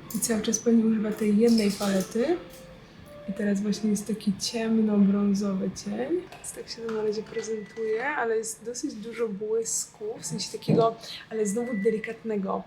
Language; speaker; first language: Polish; native; Polish